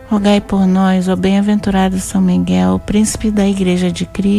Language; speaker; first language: Portuguese; native; Portuguese